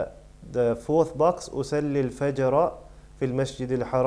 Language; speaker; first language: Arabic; non-native, fluent; English